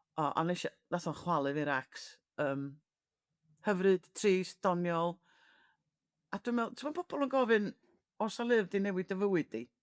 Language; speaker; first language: Welsh; native; Welsh